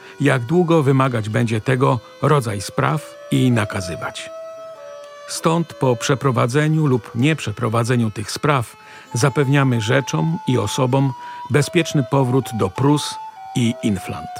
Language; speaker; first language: Polish; native; Polish